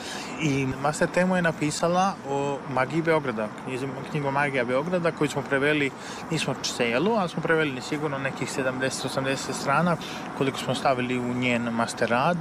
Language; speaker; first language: Serbian; native; Serbian